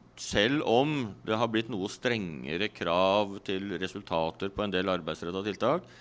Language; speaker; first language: Norwegian; native; Norwegian